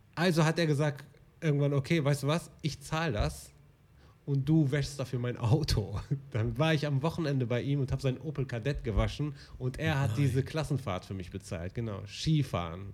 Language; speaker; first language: German; early bilingual, other home language; Arabic